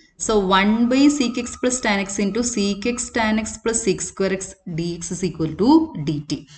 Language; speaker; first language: English; non-native, local second language; Malayalam